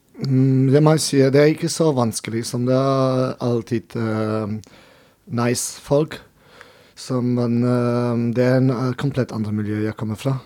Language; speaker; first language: Norwegian; non-native, learner; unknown